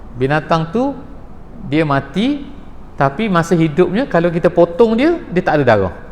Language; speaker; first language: Malay; native; Malay